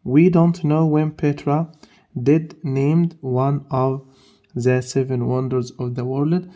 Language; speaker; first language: English; non-native, fluent; Arabic